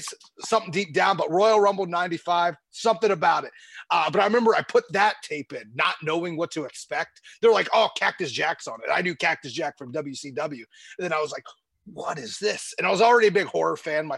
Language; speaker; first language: English; native; English